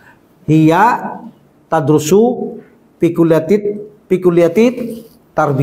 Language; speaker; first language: Arabic; non-native, fluent; Filipino